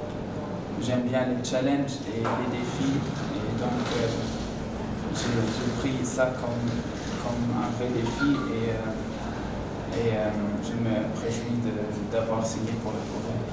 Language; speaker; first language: French; non-native, local second language; Luxembourgish